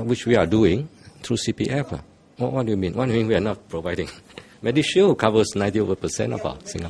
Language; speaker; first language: English; non-native, local second language; Chinese